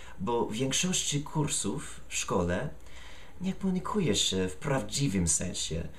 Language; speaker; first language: Polish; non-native, fluent; English